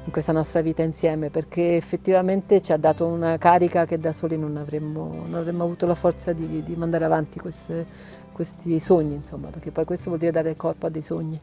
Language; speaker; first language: Italian; native; Italian